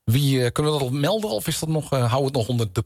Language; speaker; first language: Dutch; native; Dutch